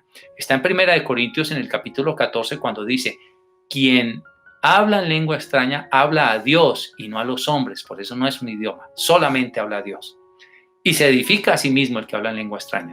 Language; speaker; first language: Spanish; native; Spanish